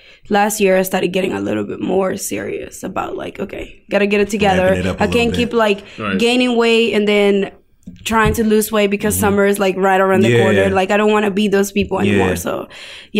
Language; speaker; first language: English; non-native, fluent; Spanish